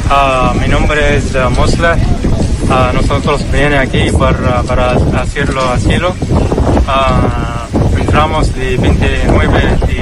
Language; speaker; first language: Spanish; non-native, learner; Arabic